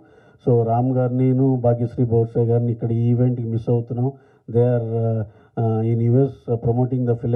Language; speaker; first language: Telugu; native; Telugu